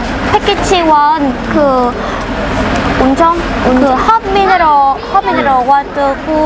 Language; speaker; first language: Korean; non-native, learner; Vietnamese